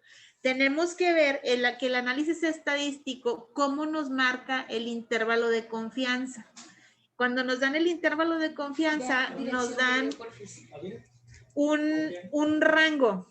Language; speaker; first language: Spanish; native; Spanish